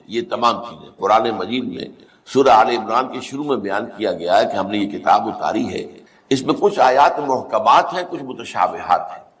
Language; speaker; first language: Urdu; native; Urdu